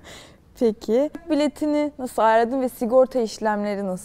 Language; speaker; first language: Turkish; native; Turkish